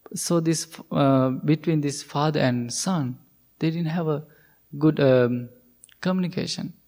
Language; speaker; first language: English; non-native, local second language; Sinhala